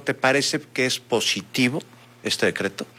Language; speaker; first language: Spanish; native; Spanish